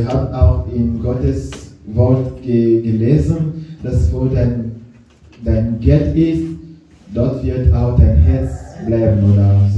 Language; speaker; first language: German; non-native, learner; French